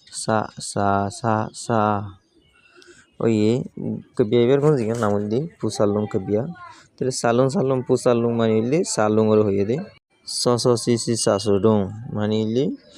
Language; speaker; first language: Burmese; non-native, local second language; Rohingya